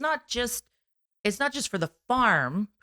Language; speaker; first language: English; native; English